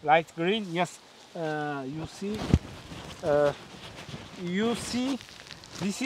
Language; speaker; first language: English; non-native, learner; Turkish